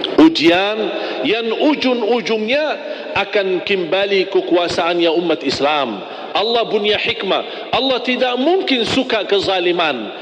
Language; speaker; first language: Malay; non-native, fluent; Arabic